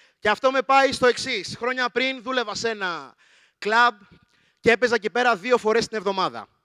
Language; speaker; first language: Greek; early bilingual, other home language; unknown